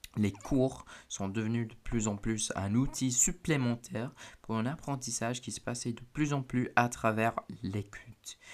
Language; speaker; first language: French; non-native, fluent; English